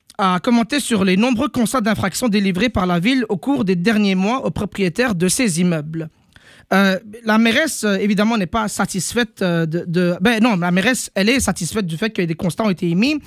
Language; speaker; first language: French; native; French